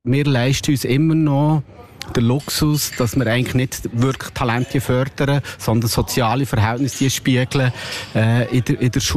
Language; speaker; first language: German; native; German